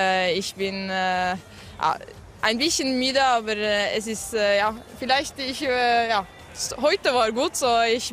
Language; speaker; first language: German; non-native, learner; Norwegian